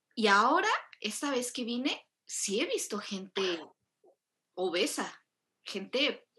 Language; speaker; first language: Spanish; early bilingual, other home language; Korean